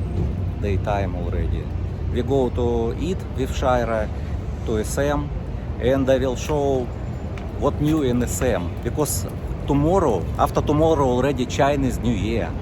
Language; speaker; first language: English; non-native, learner; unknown